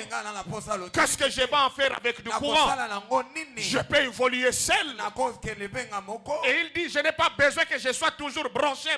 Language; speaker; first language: French; non-native, local second language; Lingala